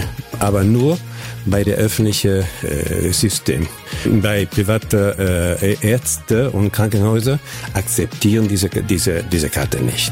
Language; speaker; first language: German; non-native, fluent; Spanish